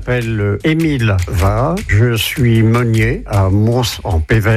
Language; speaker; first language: French; native; French